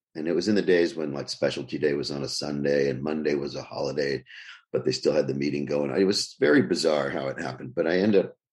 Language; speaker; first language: English; native; English